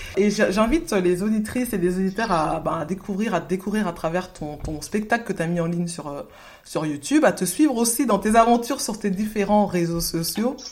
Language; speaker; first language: French; native; French